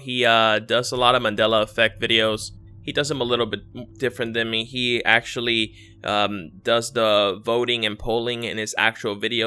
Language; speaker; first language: English; native; English